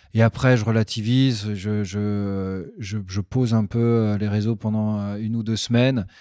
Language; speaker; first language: French; native; French